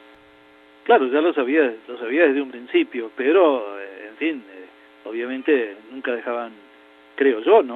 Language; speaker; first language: Spanish; native; Spanish